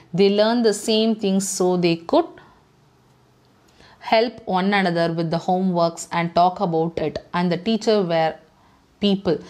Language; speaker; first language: English; non-native, local second language; Tamil